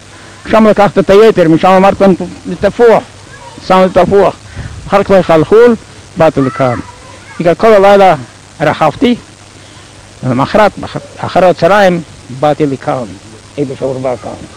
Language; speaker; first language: Hebrew; non-native, fluent; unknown